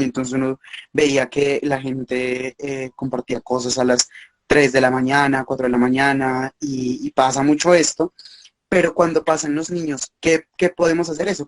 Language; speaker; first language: Spanish; native; Spanish